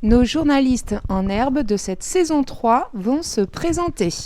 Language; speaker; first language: French; native; French